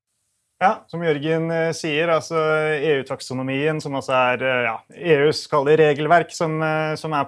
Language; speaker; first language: Norwegian; native; Norwegian